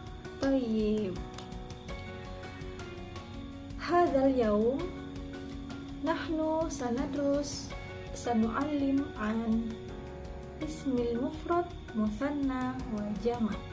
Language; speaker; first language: Arabic; non-native, learner; Indonesian